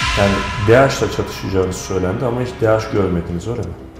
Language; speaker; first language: Turkish; native; Turkish